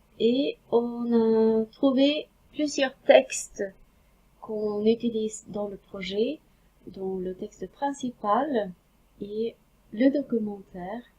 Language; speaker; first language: French; non-native, fluent; Norwegian